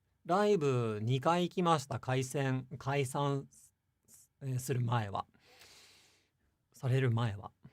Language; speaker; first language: Japanese; non-native, fluent; English